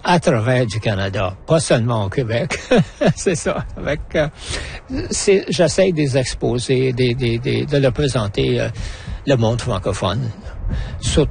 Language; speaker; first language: French; native; French